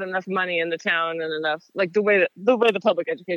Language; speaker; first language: English; native; English